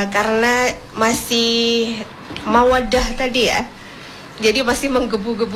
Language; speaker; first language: Indonesian; native; Indonesian